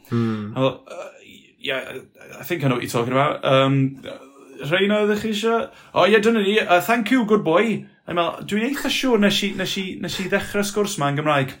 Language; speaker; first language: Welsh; non-native, local second language; English